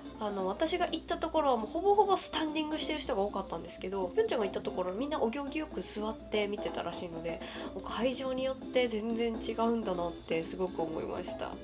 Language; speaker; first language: Japanese; native; Japanese